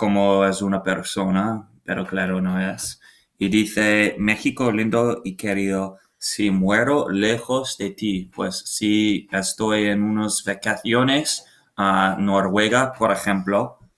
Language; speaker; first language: Spanish; non-native, learner; English